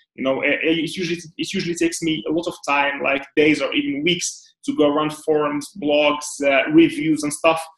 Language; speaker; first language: English; non-native, fluent; Arabic